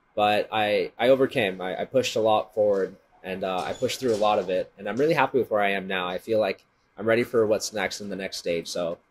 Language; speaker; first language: English; native; English